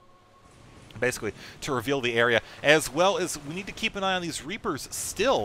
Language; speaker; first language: English; native; English